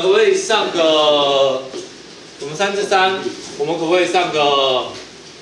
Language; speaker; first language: Chinese; native; Chinese